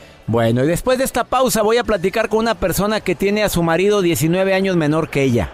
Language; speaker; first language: Spanish; native; Spanish